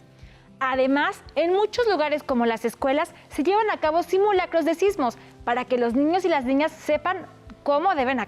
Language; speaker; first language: Spanish; native; Spanish